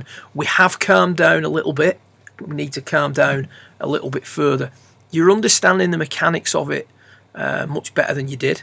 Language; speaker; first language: English; native; English